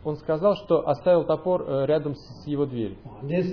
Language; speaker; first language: Russian; native; Russian